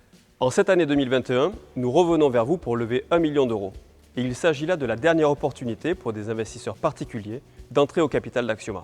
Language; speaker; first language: French; native; French